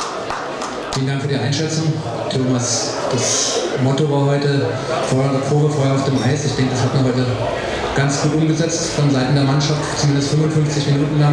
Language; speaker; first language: German; native; German